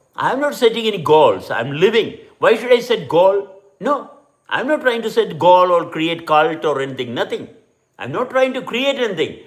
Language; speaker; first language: English; non-native, local second language; Malayalam